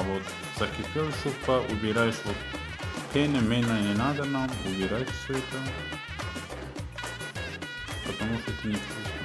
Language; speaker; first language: Russian; non-native, fluent; Tajik